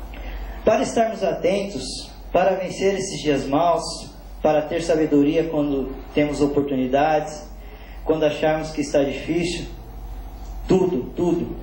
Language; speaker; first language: Portuguese; native; Portuguese